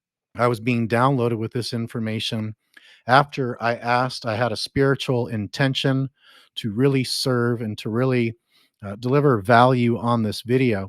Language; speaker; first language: English; native; English